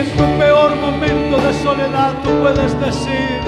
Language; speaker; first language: Spanish; native; Spanish